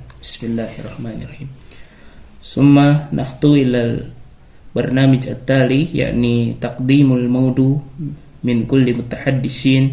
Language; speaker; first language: Arabic; non-native, learner; Indonesian